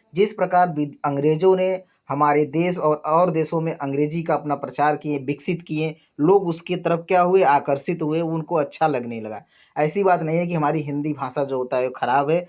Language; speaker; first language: Hindi; native; Hindi